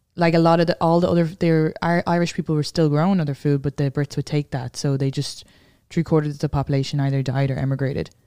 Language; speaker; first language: English; native; English